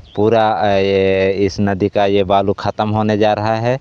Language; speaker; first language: Hindi; native; Hindi